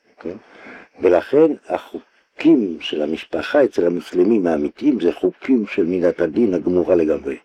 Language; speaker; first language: Hebrew; non-native, fluent; French